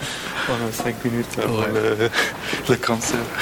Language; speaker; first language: French; non-native, learner; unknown